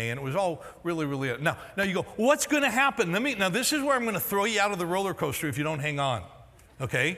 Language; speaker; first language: English; native; English